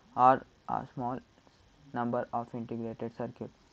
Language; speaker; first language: English; non-native, local second language; Kannada